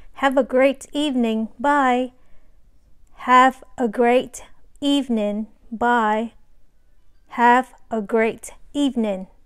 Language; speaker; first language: English; non-native, fluent; Vietnamese